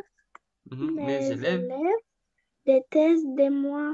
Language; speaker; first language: French; non-native, learner; Russian